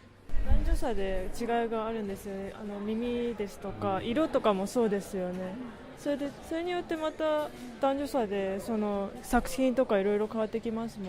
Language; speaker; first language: Japanese; native; Japanese